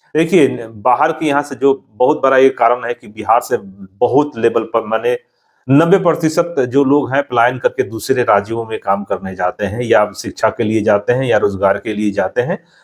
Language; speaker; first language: Hindi; native; Hindi